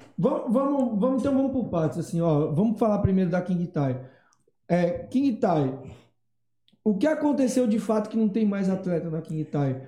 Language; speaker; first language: Portuguese; native; Portuguese